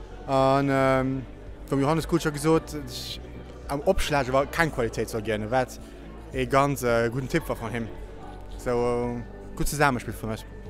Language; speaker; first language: German; non-native, local second language; Luxembourgish